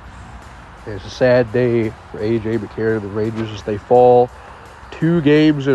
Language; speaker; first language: English; native; English